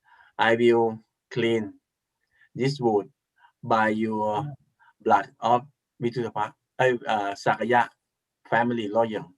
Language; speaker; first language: English; non-native, learner; Thai